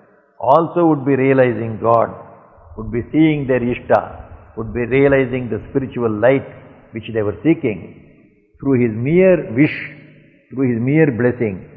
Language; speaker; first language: English; non-native, local second language; Tamil